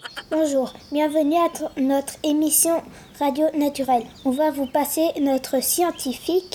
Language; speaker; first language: French; native; French